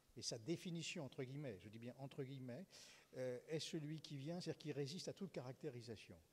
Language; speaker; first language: French; native; French